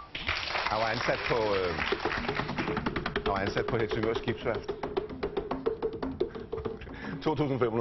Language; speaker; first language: Danish; native; Danish